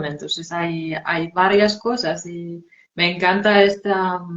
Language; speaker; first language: Spanish; non-native, fluent; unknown